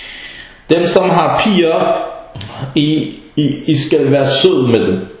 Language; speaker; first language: Danish; early bilingual, other home language; Arabic